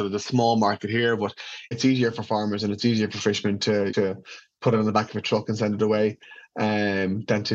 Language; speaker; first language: English; native; English